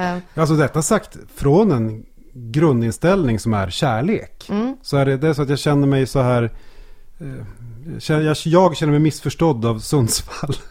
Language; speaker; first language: Swedish; native; Swedish